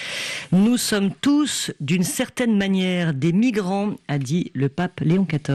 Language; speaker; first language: French; native; French